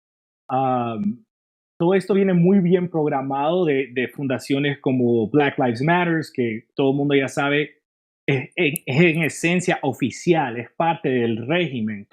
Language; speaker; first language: Spanish; early bilingual, heritage; Spanish